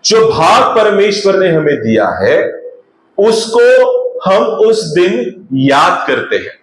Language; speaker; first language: Hindi; non-native, local second language; Marathi